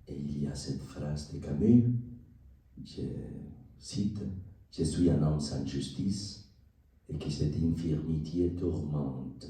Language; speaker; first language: French; non-native, learner; Spanish